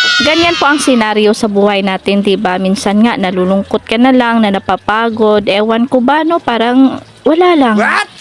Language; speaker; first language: Filipino; non-native, local second language; Cebuano